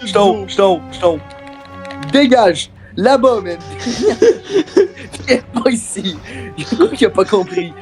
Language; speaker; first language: French; native; French